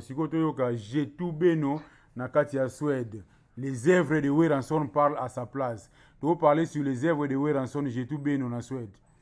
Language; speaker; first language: French; non-native, local second language; Lingala